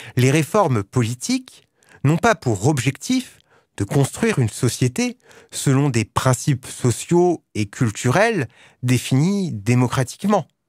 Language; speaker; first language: French; native; French